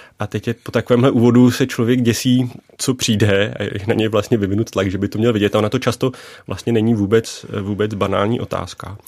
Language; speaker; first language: Czech; native; Czech